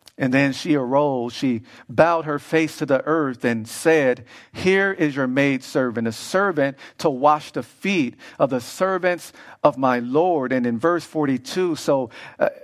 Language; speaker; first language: English; native; English